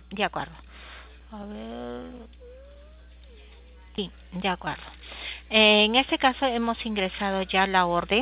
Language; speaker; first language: Spanish; native; Spanish